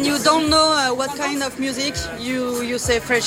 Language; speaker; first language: English; non-native, learner; French